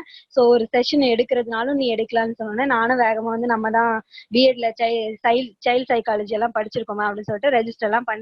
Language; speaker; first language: Tamil; native; Tamil